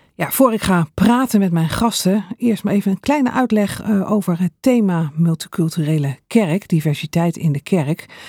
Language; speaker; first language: Dutch; native; Dutch